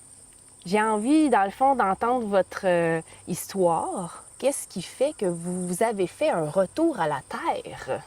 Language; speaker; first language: French; native; French